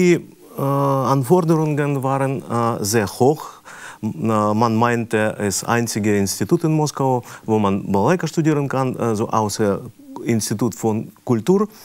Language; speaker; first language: German; non-native, fluent; Russian